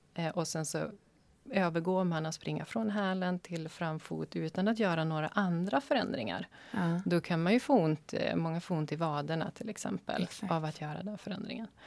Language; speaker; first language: Swedish; native; Swedish